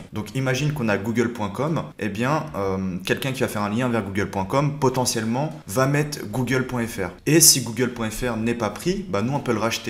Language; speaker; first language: French; native; French